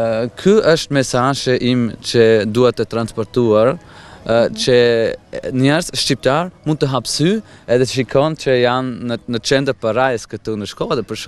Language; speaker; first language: Albanian; non-native, fluent; German